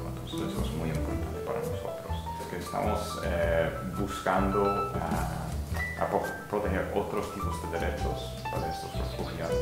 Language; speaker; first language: Spanish; non-native, fluent; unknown